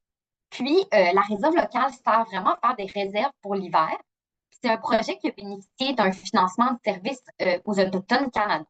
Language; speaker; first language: French; native; French